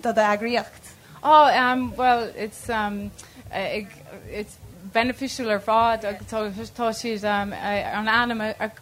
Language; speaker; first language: Irish; non-native, local second language; English